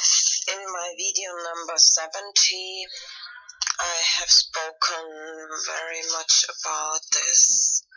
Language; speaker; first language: English; non-native, fluent; German